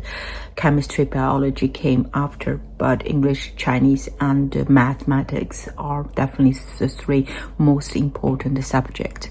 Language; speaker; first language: English; non-native, fluent; Chinese